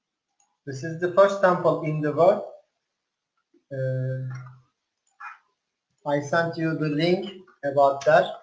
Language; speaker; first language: English; non-native, learner; Turkish